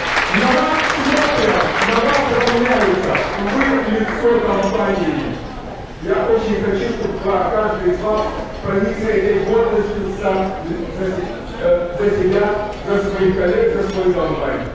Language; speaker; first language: Russian; native; Russian